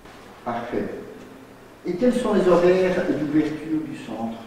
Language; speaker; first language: French; native; French